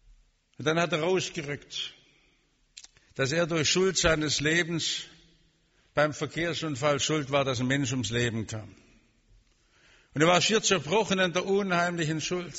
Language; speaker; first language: German; native; German